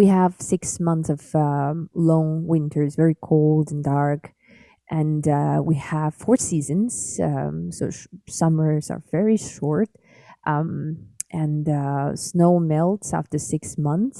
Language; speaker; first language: English; non-native, fluent; Yakut